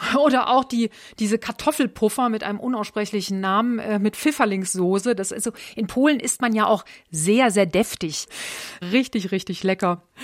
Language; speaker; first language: German; native; German